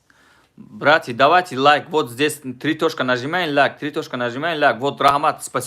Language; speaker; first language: Russian; non-native, fluent; Tajik